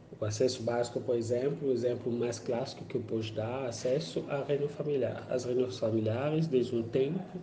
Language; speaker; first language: Portuguese; non-native, fluent; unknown